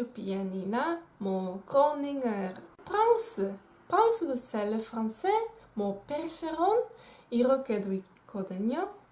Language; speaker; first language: Korean; non-native, fluent; Dutch